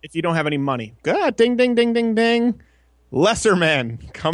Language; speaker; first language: English; early bilingual, other home language; French